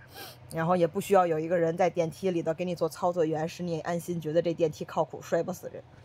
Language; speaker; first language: Chinese; native; Chinese